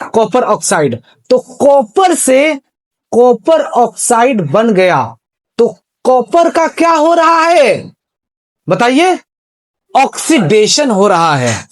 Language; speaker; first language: Hindi; native; Hindi